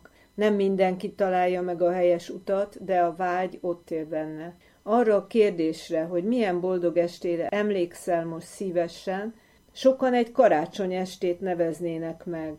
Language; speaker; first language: Hungarian; native; Hungarian